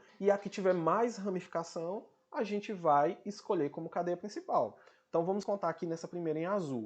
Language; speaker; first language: Portuguese; native; Portuguese